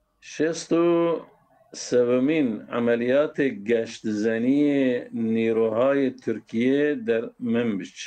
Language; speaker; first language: Persian; non-native, fluent; Kurdish